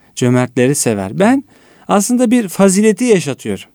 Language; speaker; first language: Turkish; native; Turkish